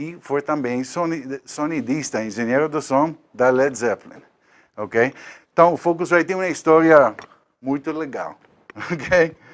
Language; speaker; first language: Portuguese; non-native, learner; Spanish